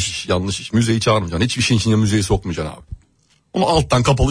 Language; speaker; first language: Turkish; native; Turkish